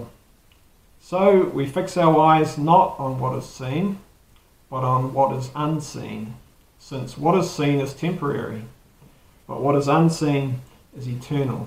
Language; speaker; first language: English; native; English